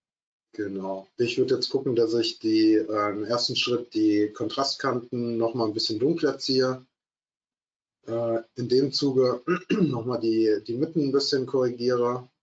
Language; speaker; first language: German; native; German